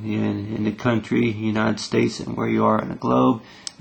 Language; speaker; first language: English; native; English